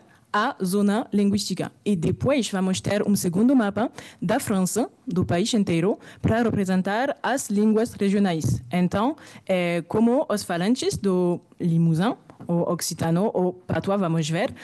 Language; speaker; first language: Portuguese; non-native, fluent; French